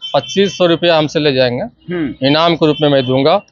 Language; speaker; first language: Hindi; native; Hindi